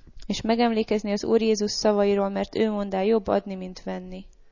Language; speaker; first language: Hungarian; native; Hungarian